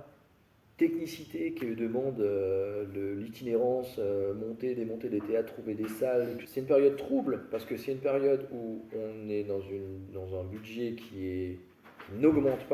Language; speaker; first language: French; native; French